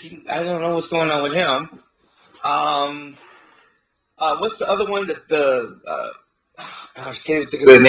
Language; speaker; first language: English; native; English